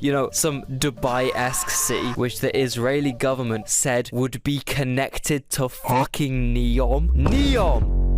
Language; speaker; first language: English; native; English